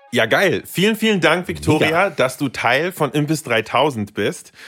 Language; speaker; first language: German; native; German